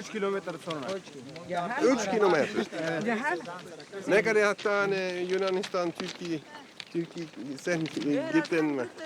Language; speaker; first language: Turkish; non-native, learner; Dutch